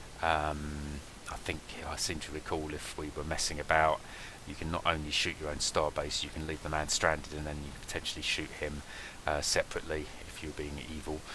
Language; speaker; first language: English; native; English